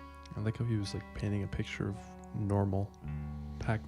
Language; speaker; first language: English; native; English